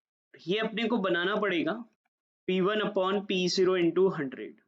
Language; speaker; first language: Hindi; native; Hindi